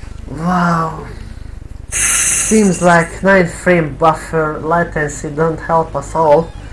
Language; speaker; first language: English; non-native, fluent; Hungarian